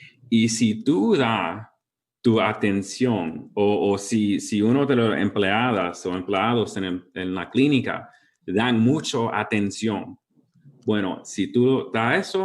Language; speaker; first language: Spanish; early bilingual, heritage; English